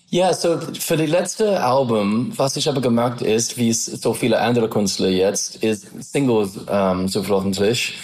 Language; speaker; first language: German; non-native, learner; English